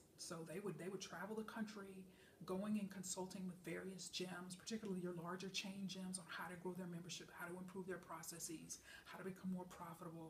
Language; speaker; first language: English; native; English